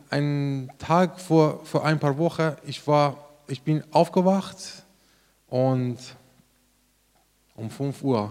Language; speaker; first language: German; non-native, learner; Persian